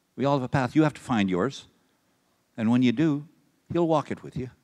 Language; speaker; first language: English; native; English